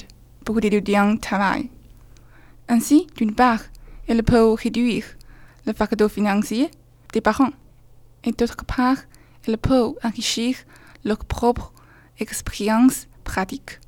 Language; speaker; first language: French; non-native, learner; Chinese